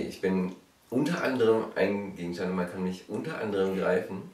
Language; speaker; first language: German; native; German